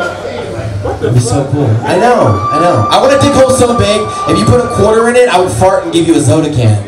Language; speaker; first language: English; native; English